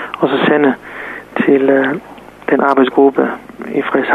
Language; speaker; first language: Danish; non-native, fluent; Serbian